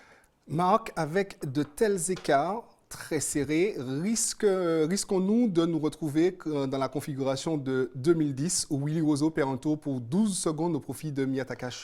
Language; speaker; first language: French; native; French